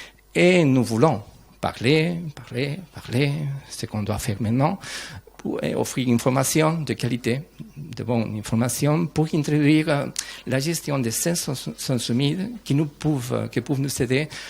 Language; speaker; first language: French; non-native, learner; Spanish